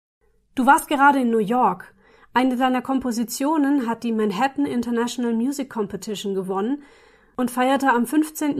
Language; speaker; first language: German; native; German